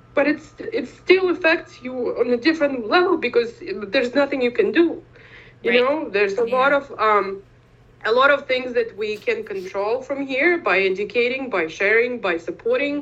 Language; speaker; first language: English; non-native, fluent; Ukrainian